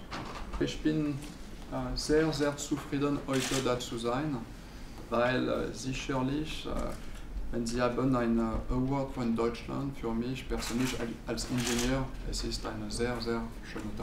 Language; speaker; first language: German; non-native, learner; French